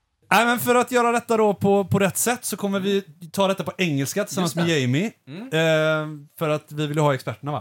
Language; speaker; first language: Swedish; native; Swedish